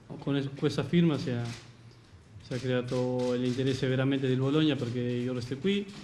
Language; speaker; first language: Italian; non-native, fluent; Spanish